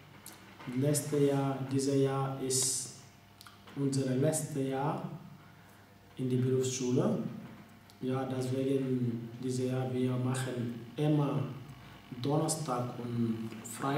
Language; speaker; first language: German; non-native, learner; French